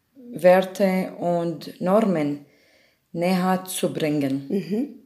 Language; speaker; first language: German; non-native, learner; Arabic